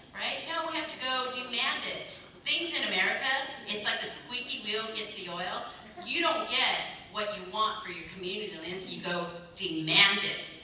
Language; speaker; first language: English; early bilingual, other home language; Korean